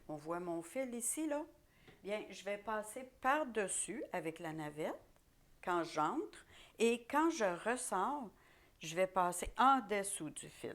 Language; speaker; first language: French; native; French